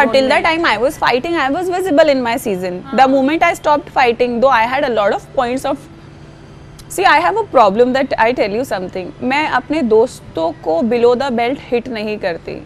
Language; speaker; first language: English; non-native, local second language; Hindi